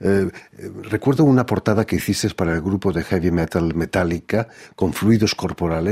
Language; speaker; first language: Spanish; native; Spanish